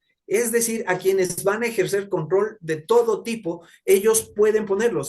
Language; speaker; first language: Spanish; native; Spanish